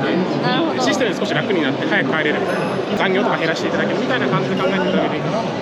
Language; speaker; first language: Japanese; native; Japanese